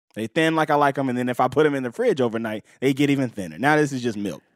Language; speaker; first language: English; native; English